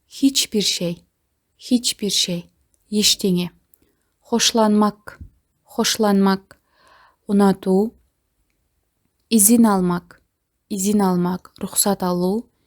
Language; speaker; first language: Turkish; non-native, fluent; Kazakh